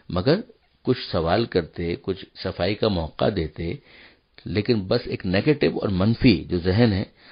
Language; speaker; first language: Urdu; native; Urdu